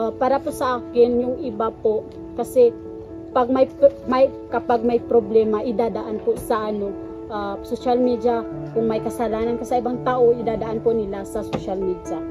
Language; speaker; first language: Filipino; non-native, local second language; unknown